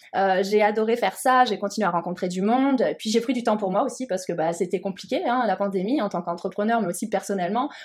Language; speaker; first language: French; native; French